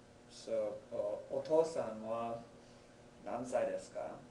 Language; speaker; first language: Japanese; non-native, learner; English